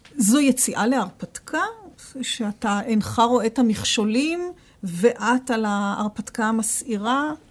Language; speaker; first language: Hebrew; native; Hebrew